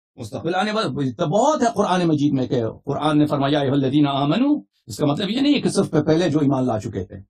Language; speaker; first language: Urdu; non-native, fluent; Persian